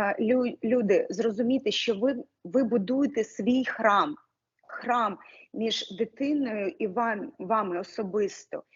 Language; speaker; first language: Ukrainian; non-native, local second language; Russian